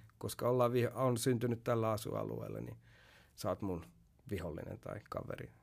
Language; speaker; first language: Finnish; early bilingual, heritage; Finnish